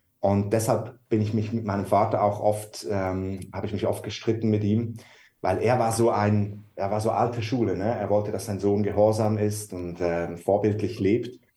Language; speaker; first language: German; native; German